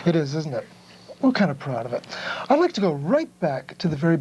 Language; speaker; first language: English; native; English